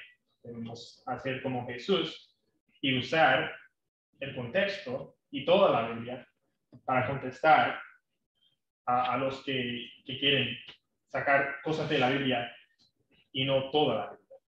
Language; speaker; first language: Spanish; non-native, fluent; English